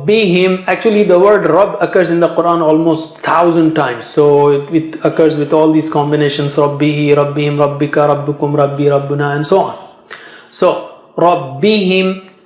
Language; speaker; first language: English; non-native, fluent; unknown